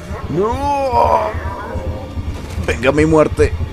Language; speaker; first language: Spanish; native; Spanish